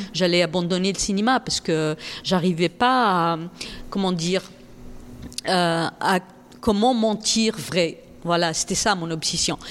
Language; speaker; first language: French; non-native, local second language; Arabic